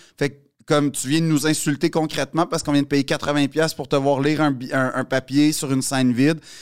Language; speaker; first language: French; native; French